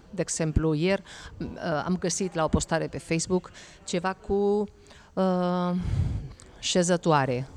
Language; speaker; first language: Romanian; non-native, fluent; Spanish